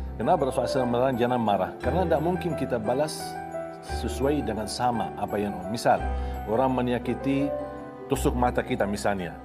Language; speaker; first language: Indonesian; non-native, fluent; Arabic